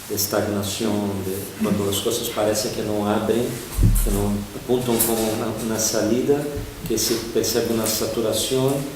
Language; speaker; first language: Spanish; non-native, fluent; Portuguese